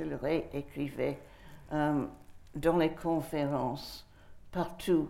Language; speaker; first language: French; non-native, fluent; English